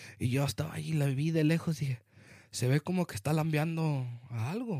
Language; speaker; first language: Spanish; early bilingual, heritage; Spanish